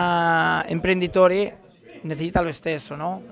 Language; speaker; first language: Italian; non-native, learner; Spanish